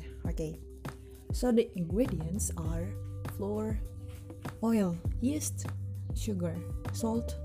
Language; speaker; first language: English; non-native, learner; Indonesian